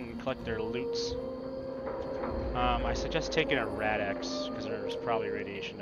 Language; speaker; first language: English; native; English